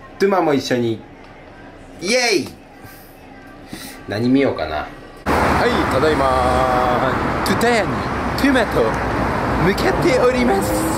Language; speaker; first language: Japanese; native; Japanese